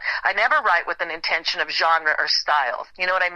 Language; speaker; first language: English; native; English